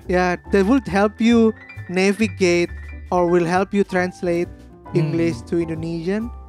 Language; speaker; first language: English; non-native, fluent; Indonesian